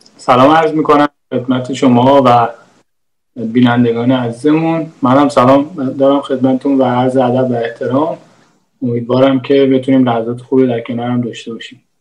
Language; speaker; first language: Persian; native; Persian